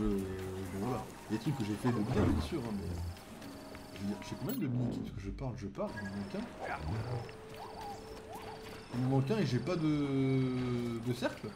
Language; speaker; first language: French; native; French